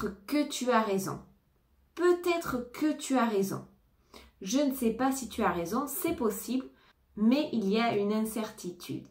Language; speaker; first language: French; native; French